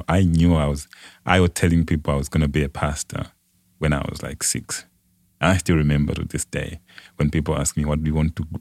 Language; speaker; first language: English; non-native, local second language; Nyanja